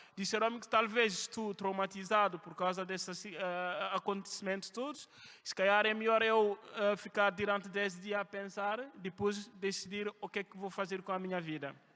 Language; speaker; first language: Portuguese; non-native, fluent; French